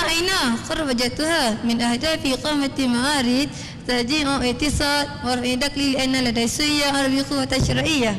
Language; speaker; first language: Arabic; non-native, learner; Malay